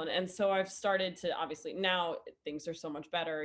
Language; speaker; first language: English; native; English